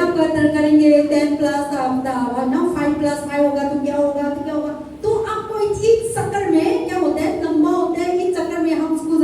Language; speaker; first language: Hindi; non-native, local second language; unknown